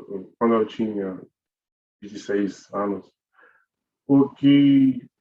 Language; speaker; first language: Portuguese; non-native, learner; English